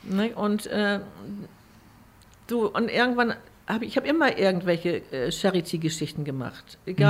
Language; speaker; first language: German; native; German